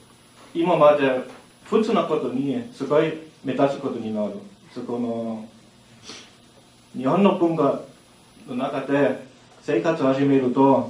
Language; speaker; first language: Japanese; non-native, learner; German